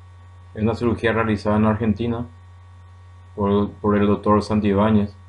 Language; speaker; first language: Spanish; native; Spanish